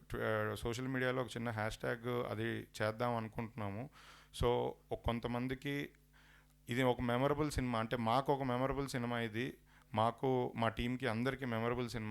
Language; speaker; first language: Telugu; native; Telugu